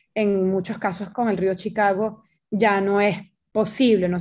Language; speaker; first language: Spanish; native; Spanish